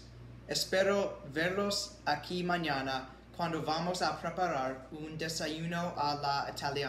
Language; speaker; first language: Spanish; non-native, learner; English